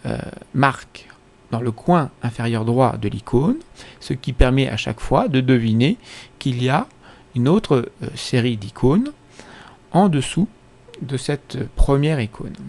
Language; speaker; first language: French; native; French